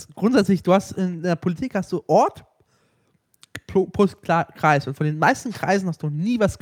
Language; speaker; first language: German; native; German